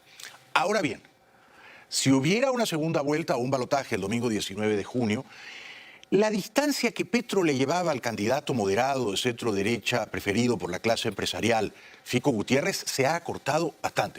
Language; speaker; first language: Spanish; native; Spanish